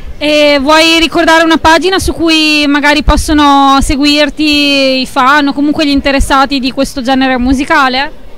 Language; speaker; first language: Italian; native; Italian